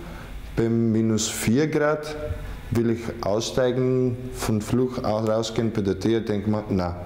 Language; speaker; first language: German; non-native, fluent; Greek